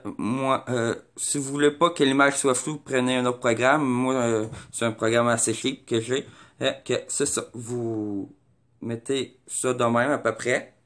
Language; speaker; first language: French; native; French